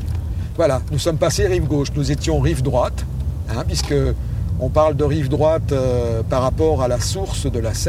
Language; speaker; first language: French; native; French